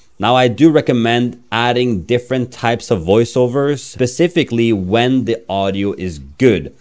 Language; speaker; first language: English; non-native, fluent; Norwegian